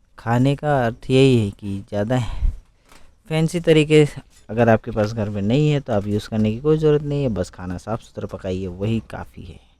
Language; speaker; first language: Hindi; non-native, local second language; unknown